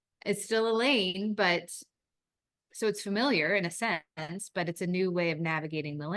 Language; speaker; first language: English; native; English